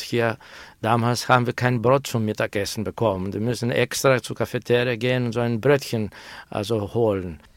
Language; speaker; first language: German; non-native, fluent; Greek